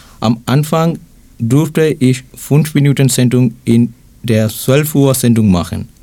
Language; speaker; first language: German; non-native, learner; Thai